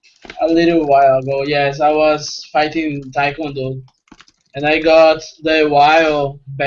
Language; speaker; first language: English; non-native, fluent; Portuguese